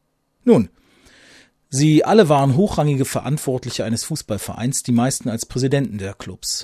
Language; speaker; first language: German; native; German